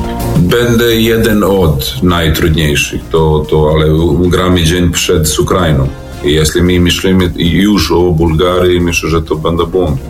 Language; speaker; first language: Polish; non-native, learner; Serbian